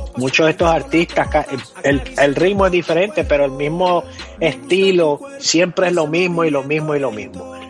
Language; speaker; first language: Spanish; early bilingual, heritage; Spanish